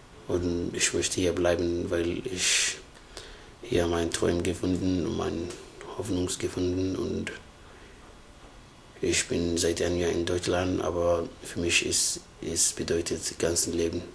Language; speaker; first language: German; non-native, learner; Somali